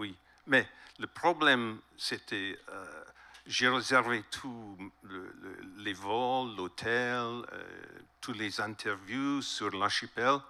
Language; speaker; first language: French; non-native, learner; English